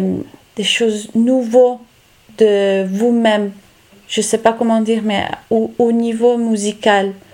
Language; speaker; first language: French; non-native, fluent; Italian